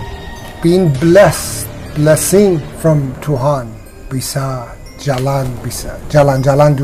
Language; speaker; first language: Indonesian; non-native, learner; Persian